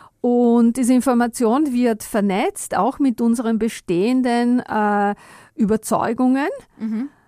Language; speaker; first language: German; non-native, fluent; Italian